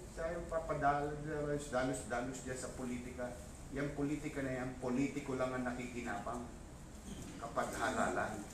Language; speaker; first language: Filipino; native; Filipino